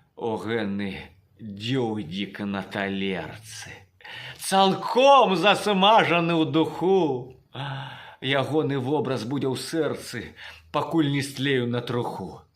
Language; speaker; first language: Belarusian; native; Belarusian